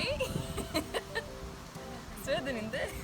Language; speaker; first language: Korean; non-native, learner; Swedish